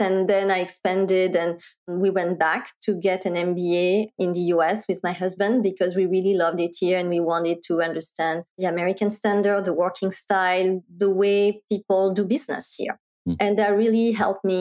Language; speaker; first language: English; non-native, fluent; French